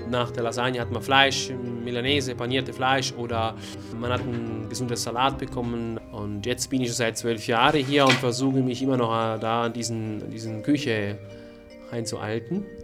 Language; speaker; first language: German; non-native, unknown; Italian